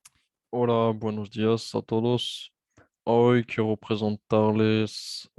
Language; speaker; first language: Spanish; non-native, fluent; French